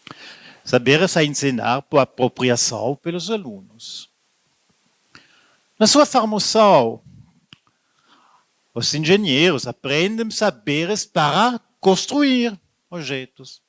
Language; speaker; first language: Portuguese; non-native, learner; French